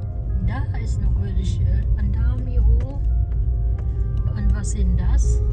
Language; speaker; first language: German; non-native, learner; Waray